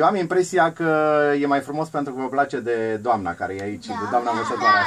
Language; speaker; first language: Romanian; native; Romanian